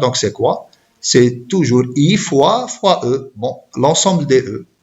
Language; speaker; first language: French; non-native, local second language; Arabic